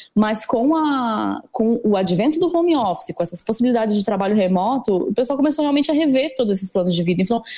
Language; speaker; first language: Portuguese; native; Portuguese